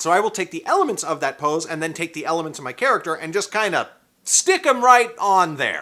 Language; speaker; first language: English; native; English